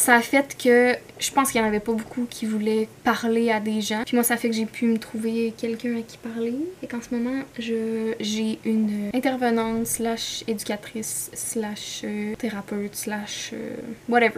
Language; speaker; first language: French; native; French